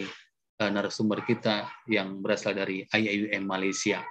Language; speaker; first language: Indonesian; native; Indonesian